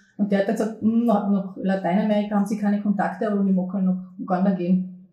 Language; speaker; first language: German; native; German